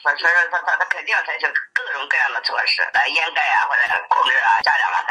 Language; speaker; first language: Chinese; native; Chinese